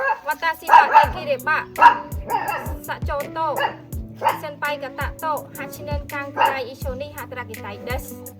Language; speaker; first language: Japanese; non-native, learner; Khmer